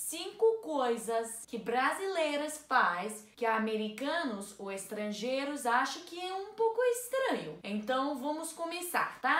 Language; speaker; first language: Portuguese; non-native, learner; English